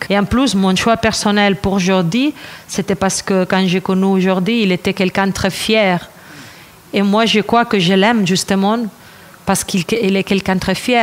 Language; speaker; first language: French; non-native, fluent; Catalan